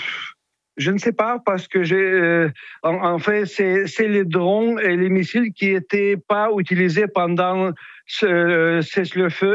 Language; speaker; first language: French; non-native, fluent; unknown